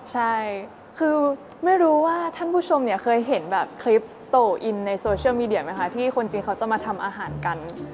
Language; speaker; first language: Thai; native; Thai